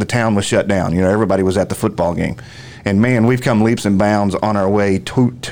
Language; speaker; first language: English; native; English